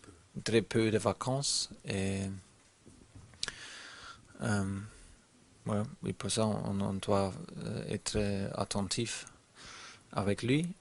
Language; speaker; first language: French; non-native, learner; German